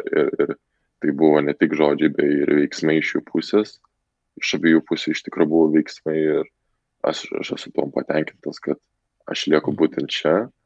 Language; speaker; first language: Lithuanian; non-native, local second language; Polish